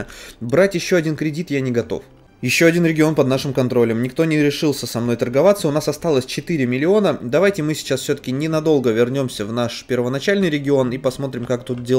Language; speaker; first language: Russian; native; Russian